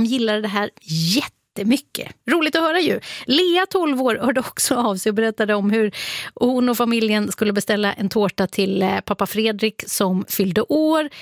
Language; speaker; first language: Swedish; native; Swedish